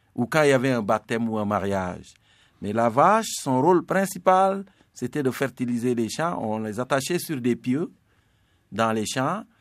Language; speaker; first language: French; non-native, local second language; Serer